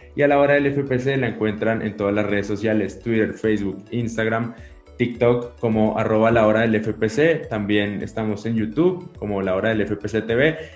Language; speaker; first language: Spanish; native; Spanish